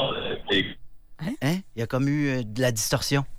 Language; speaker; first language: French; native; French